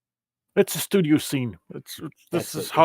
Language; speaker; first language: English; native; English